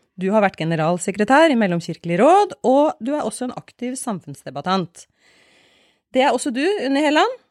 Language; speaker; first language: Norwegian; native; Norwegian